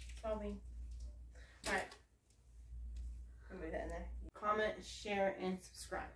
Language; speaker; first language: English; native; English